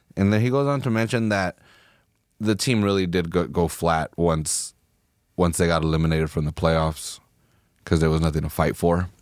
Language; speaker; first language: English; native; English